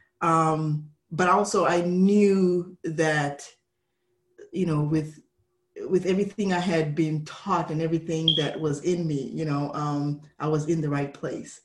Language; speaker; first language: English; non-native, local second language; Kikuyu